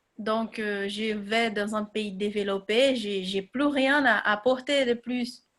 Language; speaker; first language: French; non-native, fluent; Portuguese